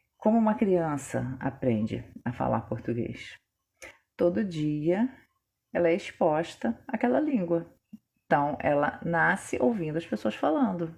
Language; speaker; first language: Portuguese; native; Portuguese